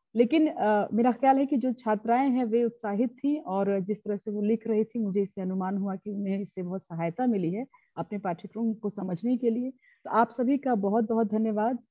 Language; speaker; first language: Hindi; native; Hindi